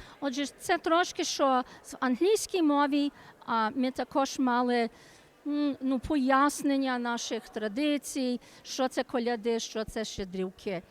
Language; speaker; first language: Ukrainian; early bilingual, heritage; Ukrainian